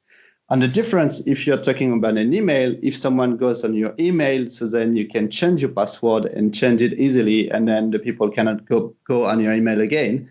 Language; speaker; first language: English; non-native, fluent; French